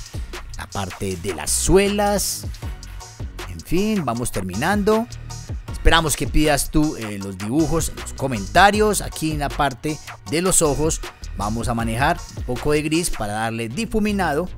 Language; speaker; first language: Spanish; native; Spanish